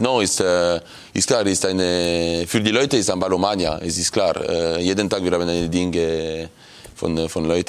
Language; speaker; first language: German; non-native, local second language; French